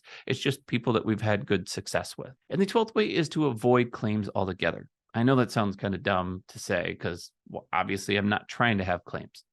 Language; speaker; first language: English; native; English